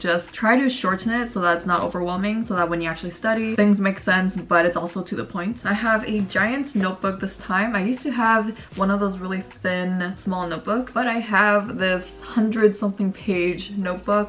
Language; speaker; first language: English; native; English